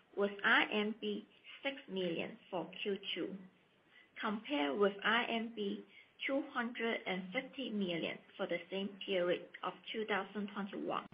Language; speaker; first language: English; non-native, fluent; Chinese